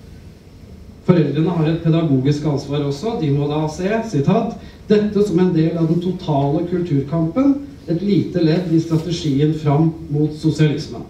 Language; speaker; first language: Norwegian; native; Norwegian